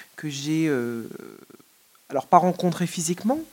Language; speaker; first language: French; native; French